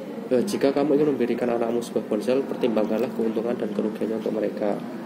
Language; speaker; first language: English; non-native, learner; Indonesian